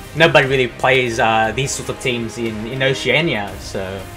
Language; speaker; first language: English; native; English